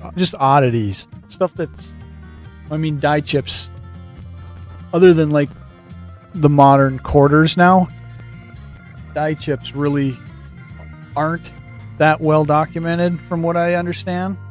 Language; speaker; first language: English; native; English